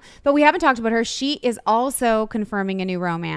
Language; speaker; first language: English; native; English